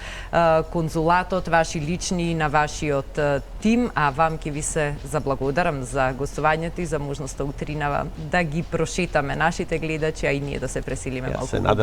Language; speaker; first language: Macedonian; native; Macedonian